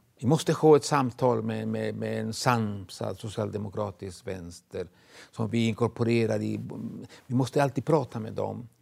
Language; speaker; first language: Swedish; non-native, fluent; Spanish